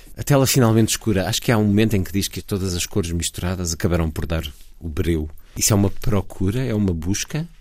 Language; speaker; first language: Portuguese; native; Portuguese